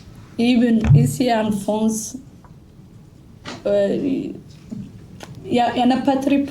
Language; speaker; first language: French; non-native, learner; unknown